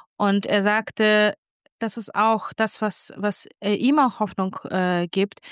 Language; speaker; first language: German; early bilingual, other home language; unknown